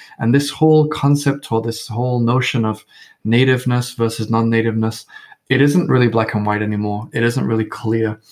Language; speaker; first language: English; native; English